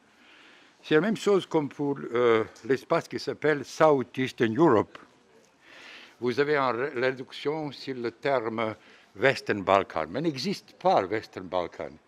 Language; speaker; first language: French; non-native, fluent; Bosnian